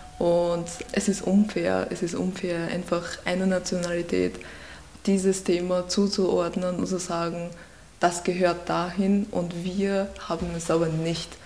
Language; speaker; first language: German; early bilingual, other home language; Persian